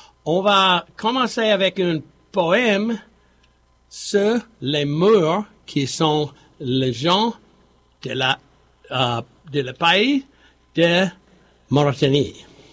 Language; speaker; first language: French; non-native, learner; English